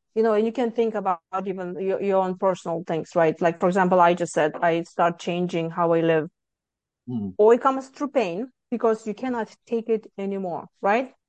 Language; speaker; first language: English; non-native, fluent; Lithuanian